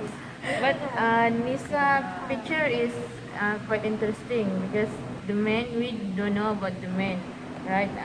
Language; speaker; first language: English; non-native, learner; Malay